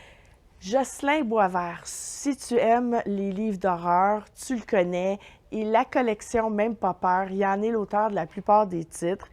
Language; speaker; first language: French; native; French